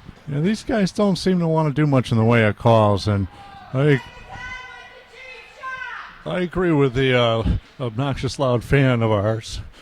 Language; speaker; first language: English; native; English